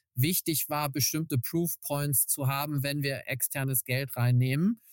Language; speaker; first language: German; native; German